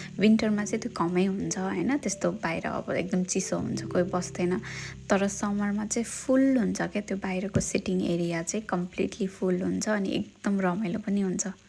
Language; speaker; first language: Nepali; native; Nepali